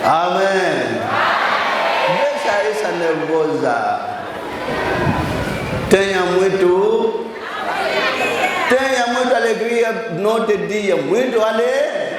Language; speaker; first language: Portuguese; non-native, learner; Lingala